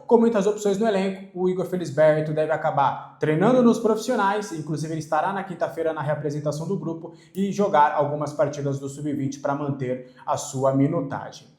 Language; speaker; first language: Portuguese; native; Portuguese